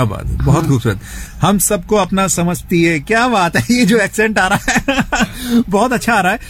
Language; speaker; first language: Hindi; native; Hindi